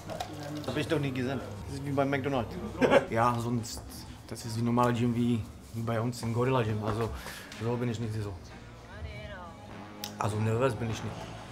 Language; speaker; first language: German; non-native, fluent; Czech